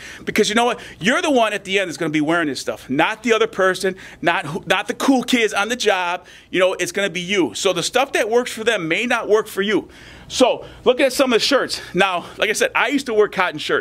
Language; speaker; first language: English; native; English